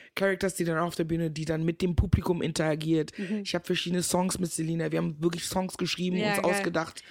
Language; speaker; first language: German; early bilingual, other home language; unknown